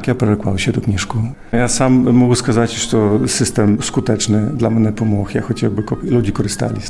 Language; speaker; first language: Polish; non-native, local second language; Ukrainian